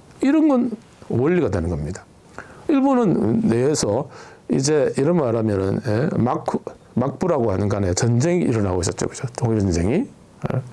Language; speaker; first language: Korean; native; Korean